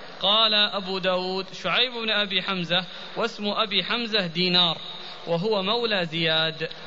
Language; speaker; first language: Arabic; native; Arabic